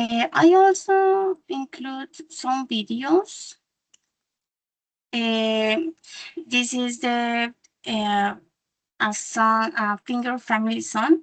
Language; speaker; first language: English; non-native, learner; Spanish